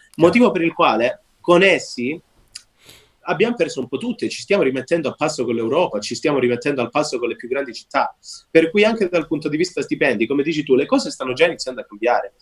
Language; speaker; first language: Italian; native; Italian